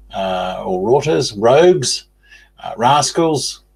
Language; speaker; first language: English; native; English